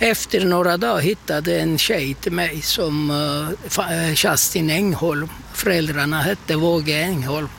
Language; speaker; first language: Swedish; non-native, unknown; Turkish